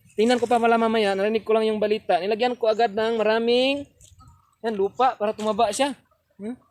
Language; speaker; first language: Filipino; non-native, local second language; Cebuano